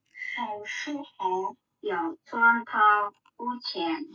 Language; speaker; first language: Chinese; non-native, learner; Indonesian